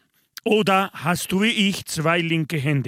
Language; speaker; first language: German; non-native, fluent; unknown